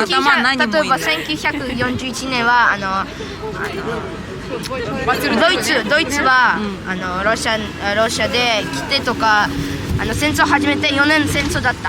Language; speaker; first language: Japanese; non-native, learner; Russian